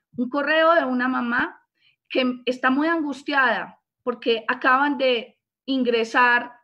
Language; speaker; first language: Spanish; native; Spanish